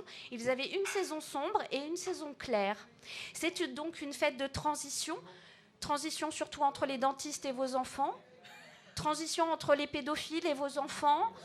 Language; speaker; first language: French; native; French